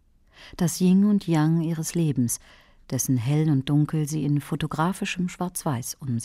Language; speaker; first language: German; native; German